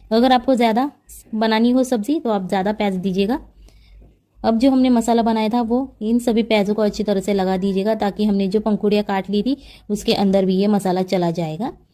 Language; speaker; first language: Hindi; non-native, local second language; Marathi